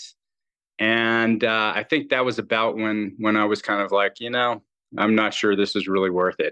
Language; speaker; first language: English; native; English